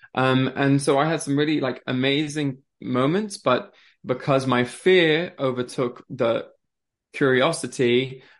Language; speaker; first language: English; early bilingual, other home language; French